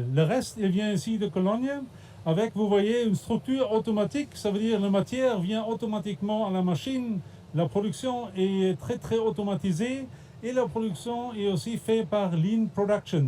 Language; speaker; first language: French; non-native, fluent; German